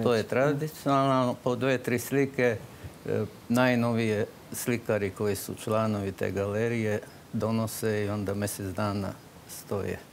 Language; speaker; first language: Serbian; non-native, local second language; Slovak